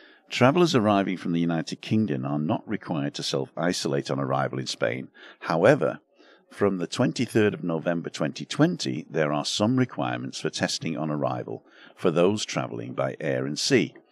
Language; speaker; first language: English; native; English